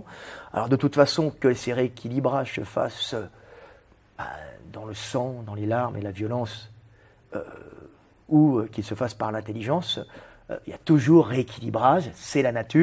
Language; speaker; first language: French; native; French